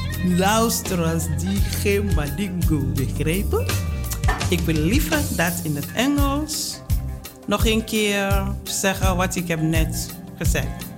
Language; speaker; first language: Dutch; non-native, fluent; Mandingo